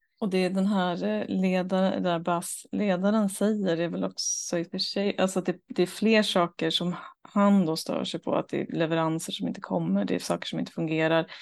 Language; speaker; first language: Swedish; native; Swedish